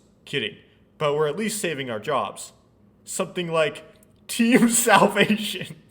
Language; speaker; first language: English; native; English